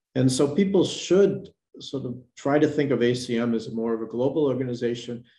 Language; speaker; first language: English; native; English